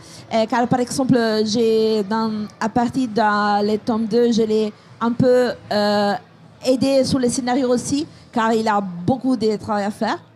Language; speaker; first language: French; non-native, fluent; Italian